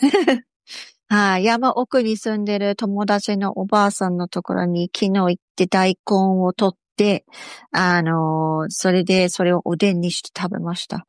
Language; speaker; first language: Japanese; native; Japanese